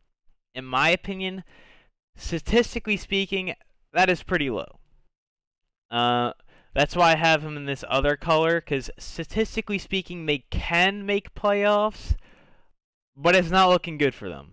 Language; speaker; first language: English; native; English